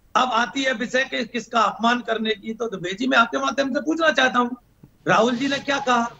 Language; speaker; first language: Hindi; native; Hindi